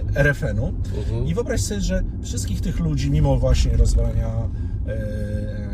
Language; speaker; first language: Polish; native; Polish